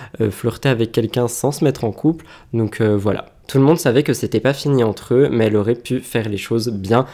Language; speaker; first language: French; native; French